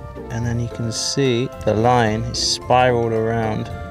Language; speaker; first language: English; native; English